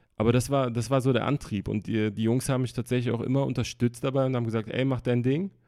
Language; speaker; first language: German; early bilingual, other home language; Turkish